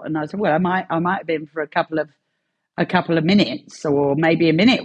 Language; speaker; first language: English; native; English